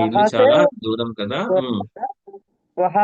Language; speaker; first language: Hindi; non-native, learner; Telugu